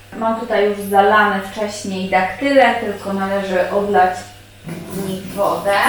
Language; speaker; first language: Polish; native; Polish